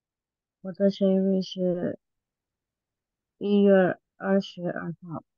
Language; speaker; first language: Chinese; non-native, learner; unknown